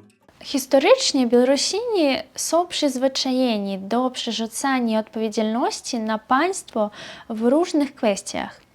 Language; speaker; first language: Polish; non-native, fluent; Belarusian